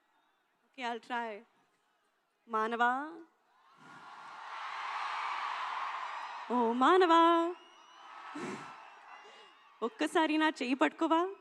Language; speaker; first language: Telugu; non-native, learner; Hindi